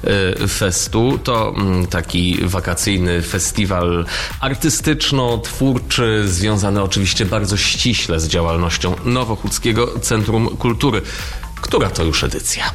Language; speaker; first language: Polish; native; Polish